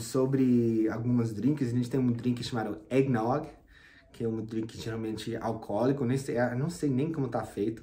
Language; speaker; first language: Portuguese; non-native, fluent; English